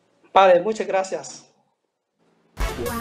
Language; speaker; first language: Spanish; non-native, fluent; Chinese